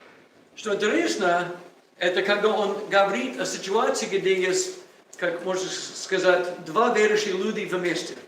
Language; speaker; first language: Russian; non-native, learner; English